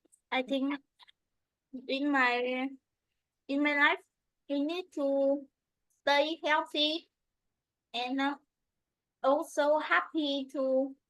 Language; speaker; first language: English; non-native, learner; Vietnamese